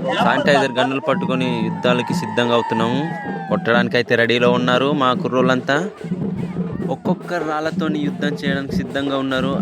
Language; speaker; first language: Telugu; non-native, local second language; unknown